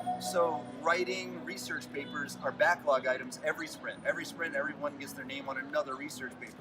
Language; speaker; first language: English; native; English